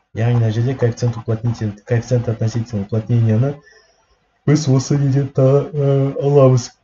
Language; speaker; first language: Russian; non-native, local second language; Kazakh